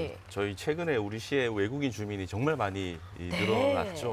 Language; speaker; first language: Korean; native; Korean